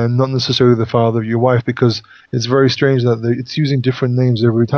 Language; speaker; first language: English; non-native, fluent; Hebrew